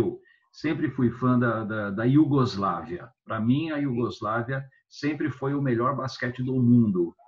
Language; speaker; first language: Portuguese; native; Portuguese